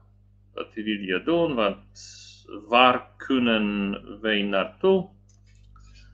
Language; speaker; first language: Dutch; non-native, learner; Polish